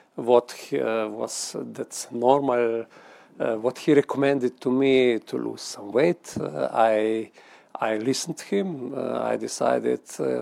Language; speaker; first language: English; non-native, fluent; Slovenian